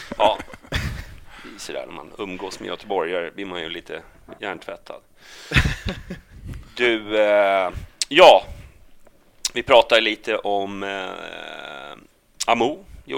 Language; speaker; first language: Swedish; native; Swedish